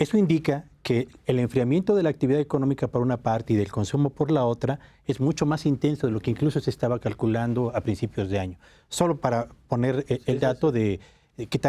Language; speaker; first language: Spanish; native; Spanish